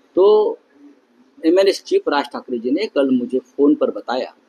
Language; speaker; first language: Hindi; non-native, local second language; Marathi